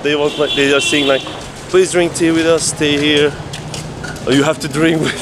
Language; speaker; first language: English; non-native, fluent; Turkish